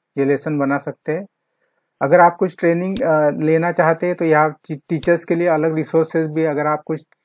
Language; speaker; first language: Hindi; non-native, local second language; Marathi